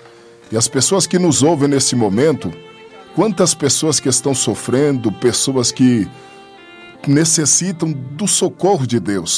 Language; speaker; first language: Portuguese; native; Portuguese